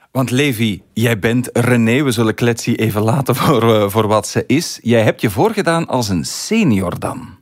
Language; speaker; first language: Dutch; native; Dutch